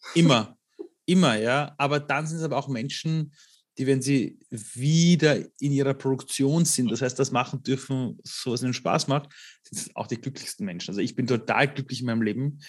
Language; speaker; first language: German; early bilingual, other home language; Persian